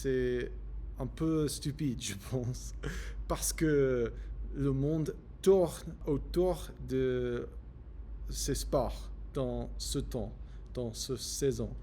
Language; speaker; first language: French; non-native, learner; English